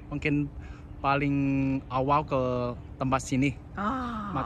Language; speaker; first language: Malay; non-native, learner; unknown